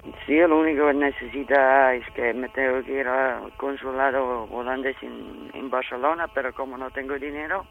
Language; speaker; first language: Spanish; non-native, learner; Dutch